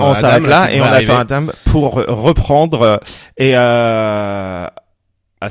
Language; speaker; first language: French; native; French